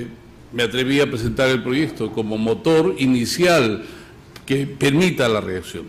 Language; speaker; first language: Spanish; native; Spanish